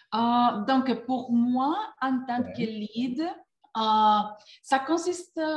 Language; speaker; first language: French; non-native, fluent; Spanish